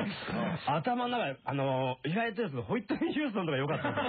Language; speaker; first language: Japanese; native; Japanese